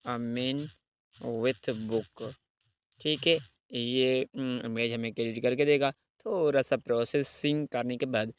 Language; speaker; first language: Urdu; native; Urdu